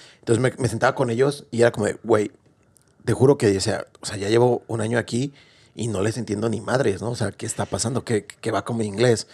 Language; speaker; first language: Spanish; native; Spanish